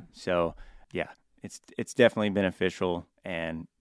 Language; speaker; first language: English; native; English